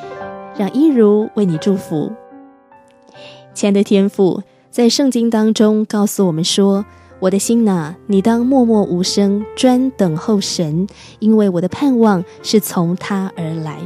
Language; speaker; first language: Chinese; native; Chinese